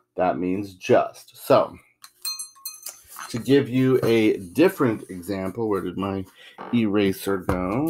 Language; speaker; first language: English; native; English